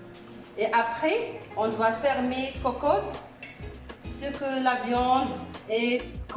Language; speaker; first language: French; non-native, learner; Arabic